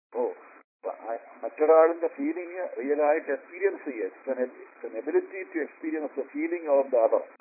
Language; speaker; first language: English; non-native, local second language; Malayalam